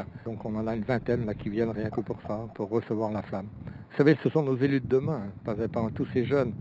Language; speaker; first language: French; native; French